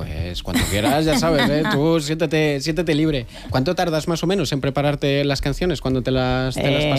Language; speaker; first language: Spanish; native; Spanish